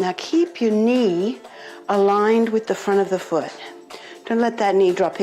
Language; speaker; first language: English; native; English